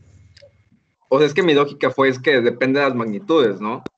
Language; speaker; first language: Spanish; native; Spanish